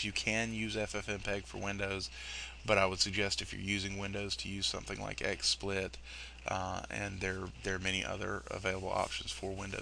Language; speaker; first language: English; native; English